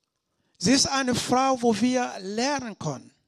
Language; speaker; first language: German; non-native, learner; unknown